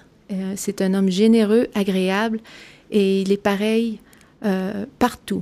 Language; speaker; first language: French; native; French